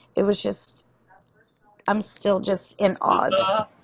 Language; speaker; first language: English; native; English